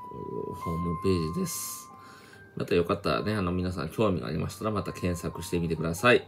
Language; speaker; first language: Japanese; native; Japanese